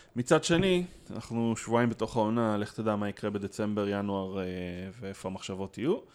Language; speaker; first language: Hebrew; native; Hebrew